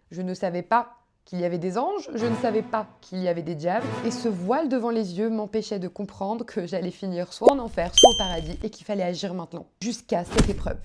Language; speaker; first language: French; native; French